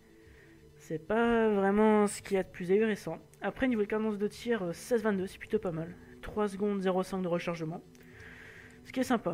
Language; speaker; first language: French; native; French